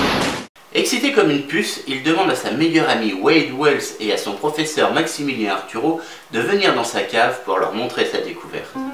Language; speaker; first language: French; native; French